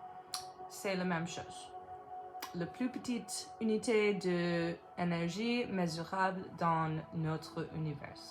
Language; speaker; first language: French; non-native, learner; English